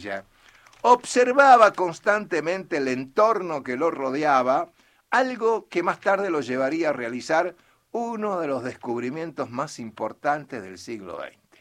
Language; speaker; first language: Spanish; native; Spanish